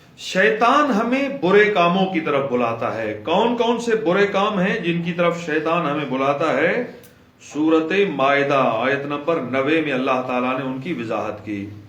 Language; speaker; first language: Urdu; non-native, local second language; Sindhi